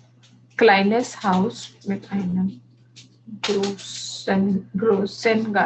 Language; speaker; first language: German; non-native, learner; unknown